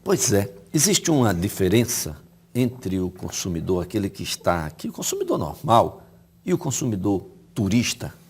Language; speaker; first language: Portuguese; native; Portuguese